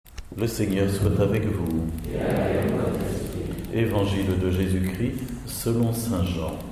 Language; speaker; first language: French; native; French